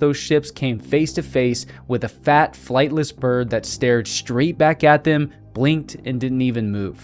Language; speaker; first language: English; native; English